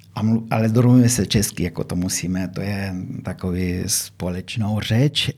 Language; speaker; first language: Czech; non-native, fluent; Romanian